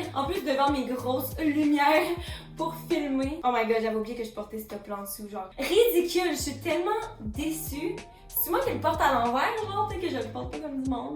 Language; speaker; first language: French; native; French